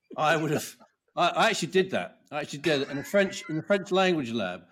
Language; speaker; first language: English; native; English